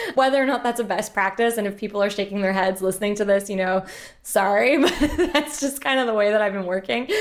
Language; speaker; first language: English; native; English